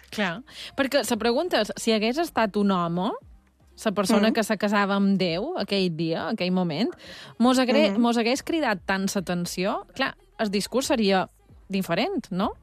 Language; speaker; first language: Catalan; native; Catalan